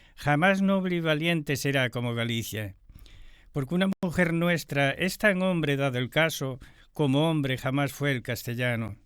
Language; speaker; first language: Spanish; native; Spanish